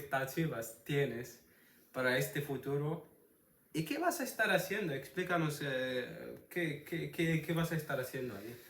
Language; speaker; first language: Spanish; non-native, fluent; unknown